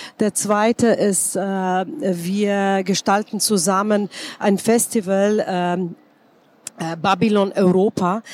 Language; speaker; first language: German; non-native, fluent; Slovenian